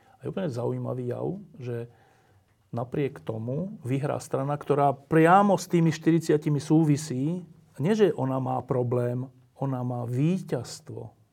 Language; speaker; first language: Slovak; native; Slovak